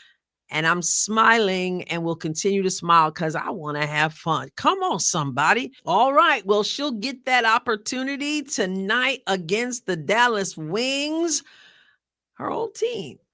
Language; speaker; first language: English; native; English